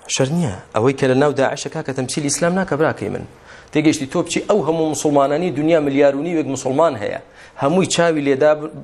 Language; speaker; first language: Central Kurdish; native; Central Kurdish